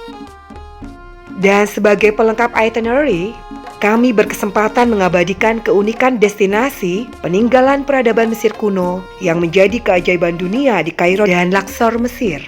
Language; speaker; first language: Indonesian; native; Indonesian